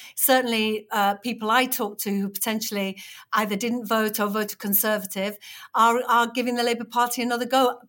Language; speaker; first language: English; native; English